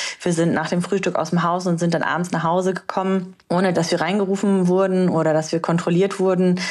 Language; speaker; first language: German; early bilingual, other home language; Romanian